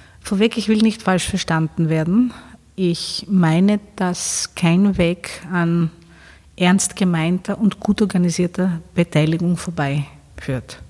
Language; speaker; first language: German; non-native, fluent; Greek